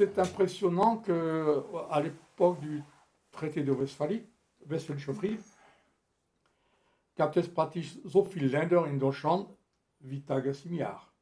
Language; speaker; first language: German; non-native, fluent; French